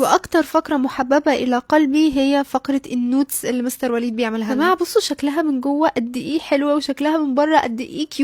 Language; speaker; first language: Arabic; native; Arabic